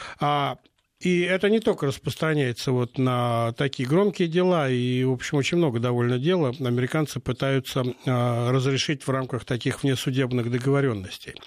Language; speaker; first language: Russian; native; Russian